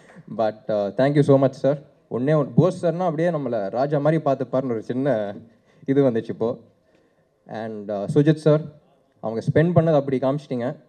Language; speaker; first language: Tamil; non-native, local second language; Telugu